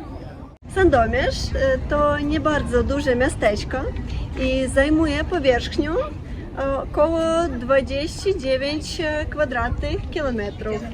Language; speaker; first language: Polish; non-native, learner; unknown